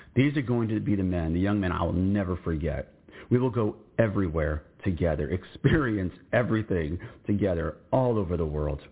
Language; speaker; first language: English; native; English